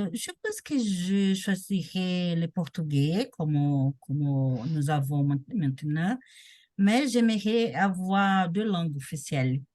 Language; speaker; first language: French; non-native, learner; Portuguese